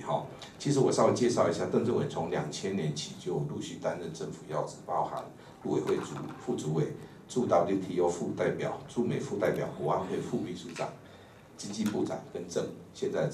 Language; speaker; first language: Chinese; native; Chinese